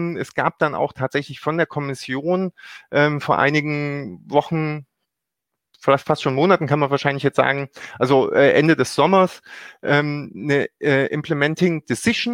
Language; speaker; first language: German; native; German